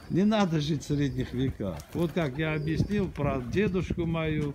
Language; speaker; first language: Russian; non-native, local second language; Armenian